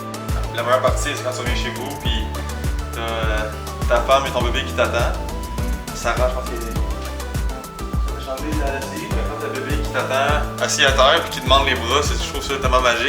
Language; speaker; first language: French; native; French